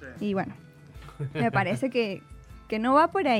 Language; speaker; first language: Spanish; native; Spanish